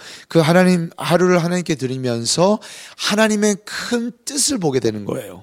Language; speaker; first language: Korean; native; Korean